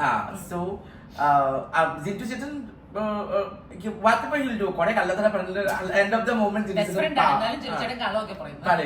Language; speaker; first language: Malayalam; non-native, local second language; Assamese